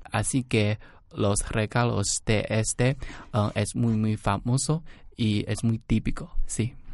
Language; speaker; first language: Spanish; non-native, learner; Chinese